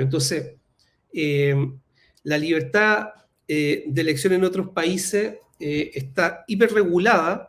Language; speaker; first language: Spanish; native; Spanish